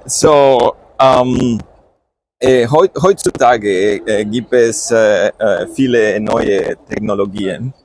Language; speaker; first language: German; non-native, learner; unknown